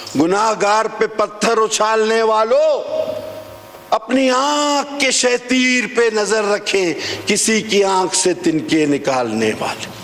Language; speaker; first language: Urdu; non-native, local second language; Sindhi